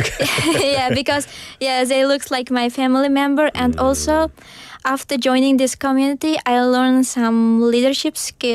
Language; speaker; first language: English; non-native, learner; Uzbek